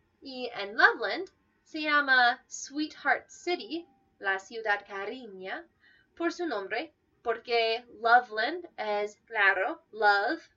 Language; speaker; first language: Spanish; non-native, fluent; English